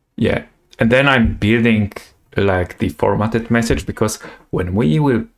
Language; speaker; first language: English; non-native, fluent; Polish